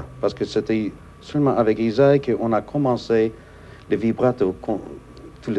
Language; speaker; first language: French; non-native, fluent; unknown